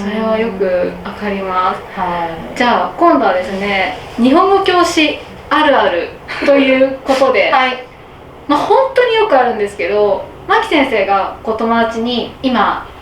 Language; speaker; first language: Japanese; native; Japanese